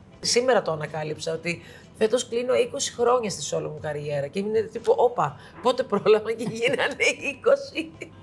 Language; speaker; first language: Greek; early bilingual, heritage; Greek